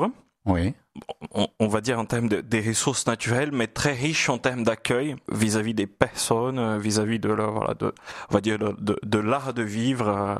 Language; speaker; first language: French; non-native, fluent; Portuguese